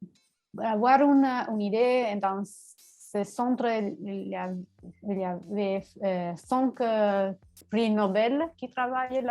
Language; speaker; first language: French; non-native, learner; Italian